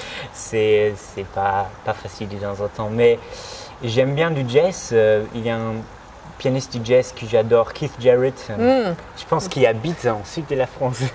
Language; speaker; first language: French; non-native, fluent; German